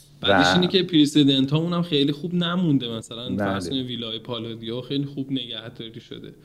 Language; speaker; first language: Persian; native; Persian